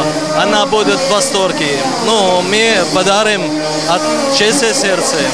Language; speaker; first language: Russian; non-native, learner; Arabic